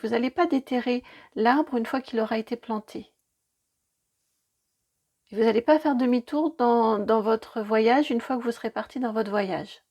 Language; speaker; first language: French; native; French